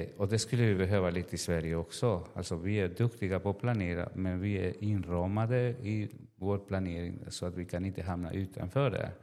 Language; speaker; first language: Swedish; non-native, fluent; Spanish